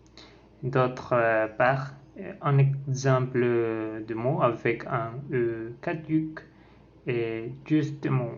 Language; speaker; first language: French; non-native, learner; Spanish